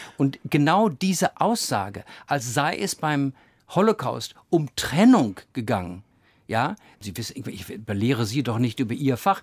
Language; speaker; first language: German; early bilingual, other home language; English